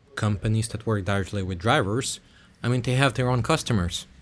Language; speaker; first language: English; early bilingual, other home language; Russian